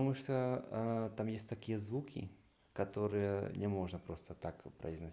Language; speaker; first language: Russian; non-native, learner; Hungarian